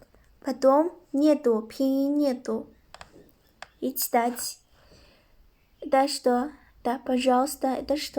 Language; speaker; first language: Russian; non-native, local second language; Kyrgyz